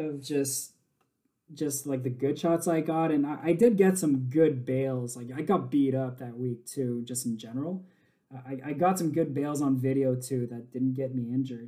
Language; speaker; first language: English; native; English